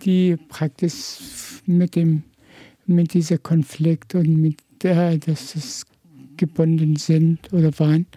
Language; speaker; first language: German; non-native, fluent; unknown